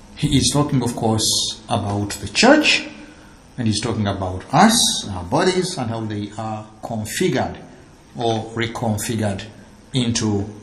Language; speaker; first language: English; non-native, local second language; Ganda